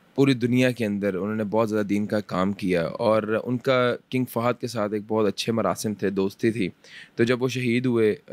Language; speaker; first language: Urdu; early bilingual, heritage; Urdu